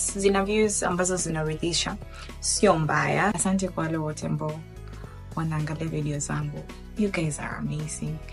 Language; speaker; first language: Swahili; native; Swahili